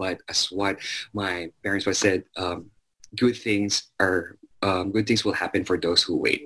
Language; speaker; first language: English; non-native, local second language; Chavacano